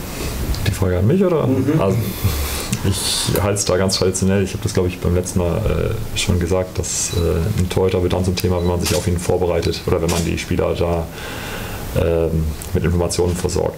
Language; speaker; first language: German; native; German